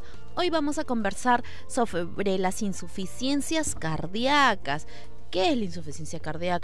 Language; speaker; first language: Spanish; native; Spanish